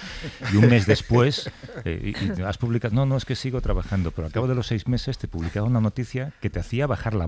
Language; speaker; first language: Spanish; native; Spanish